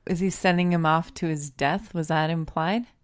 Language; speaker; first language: English; native; English